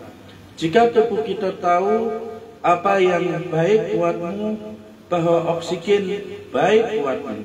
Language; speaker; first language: Indonesian; native; Indonesian